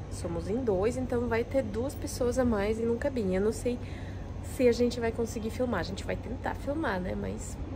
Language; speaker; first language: Portuguese; non-native, fluent; Russian